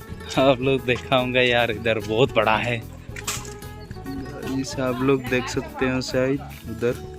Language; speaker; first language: Hindi; non-native, local second language; Odia